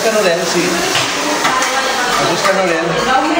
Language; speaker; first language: Catalan; non-native, local second language; Spanish